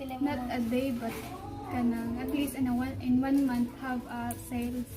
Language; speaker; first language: English; non-native, local second language; Cebuano